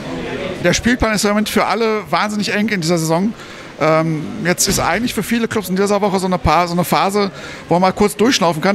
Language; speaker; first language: German; native; German